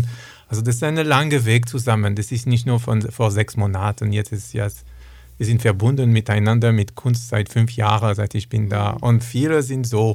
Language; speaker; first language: German; non-native, learner; French